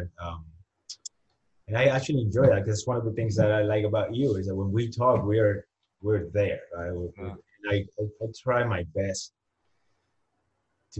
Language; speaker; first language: English; non-native, fluent; Spanish